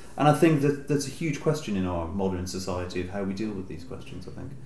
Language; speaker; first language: English; native; English